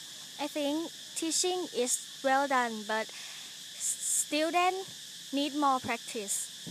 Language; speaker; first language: English; non-native, learner; Thai